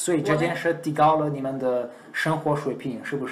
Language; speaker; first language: Chinese; non-native, fluent; Italian